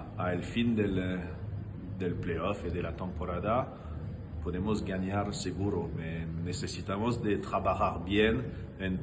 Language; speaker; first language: Spanish; non-native, learner; French